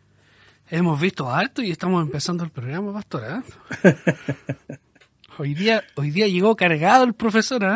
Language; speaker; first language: Spanish; native; Spanish